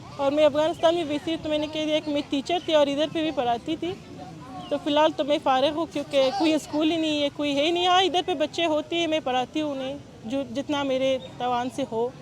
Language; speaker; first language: Urdu; non-native, fluent; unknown